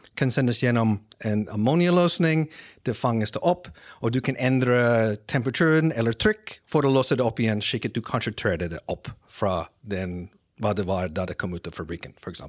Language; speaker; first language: Norwegian; non-native, fluent; English